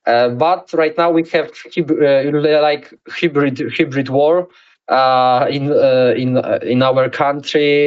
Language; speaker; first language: English; non-native, learner; Polish